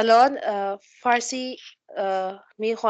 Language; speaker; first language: Persian; non-native, learner; Urdu